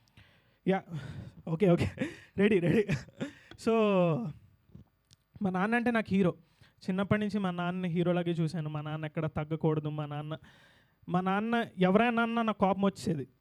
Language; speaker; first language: Telugu; native; Telugu